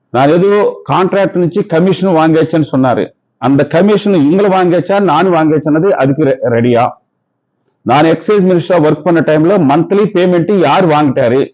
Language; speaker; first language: Tamil; non-native, local second language; Telugu